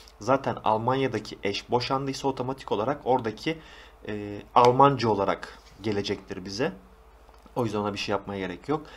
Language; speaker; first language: Turkish; native; Turkish